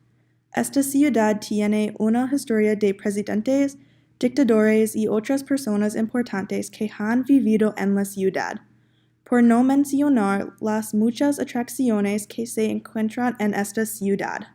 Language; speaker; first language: Spanish; non-native, learner; English